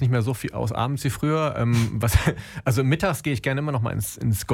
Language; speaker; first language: German; native; German